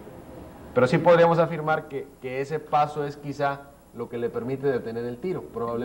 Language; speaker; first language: Spanish; native; Spanish